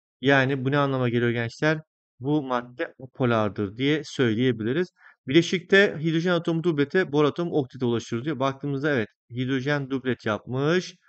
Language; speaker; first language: Turkish; native; Turkish